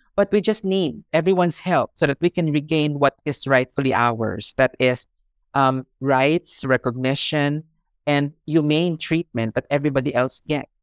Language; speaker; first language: English; non-native, local second language; Filipino